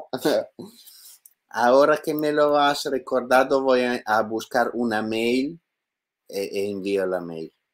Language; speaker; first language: Spanish; non-native, learner; Italian